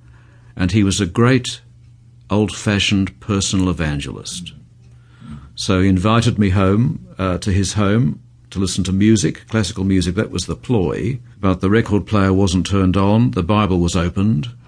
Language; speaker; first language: English; native; English